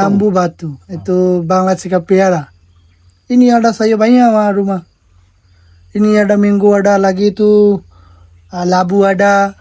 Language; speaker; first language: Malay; non-native, learner; Bangla